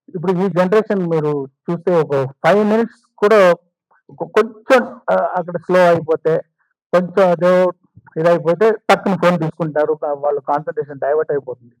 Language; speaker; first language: Telugu; non-native, fluent; Tamil